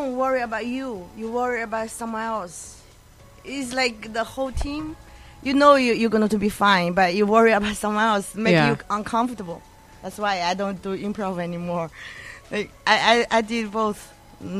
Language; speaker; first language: English; non-native, learner; Chinese